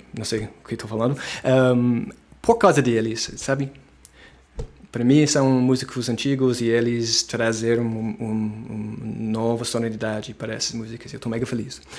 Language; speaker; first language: Portuguese; non-native, fluent; English